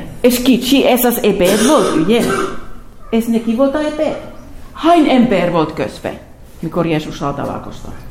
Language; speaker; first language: Hungarian; non-native, learner; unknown